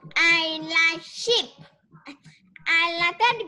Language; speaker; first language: English; non-native, learner; Vietnamese